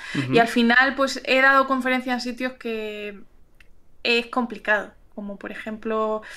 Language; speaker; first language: Spanish; native; Spanish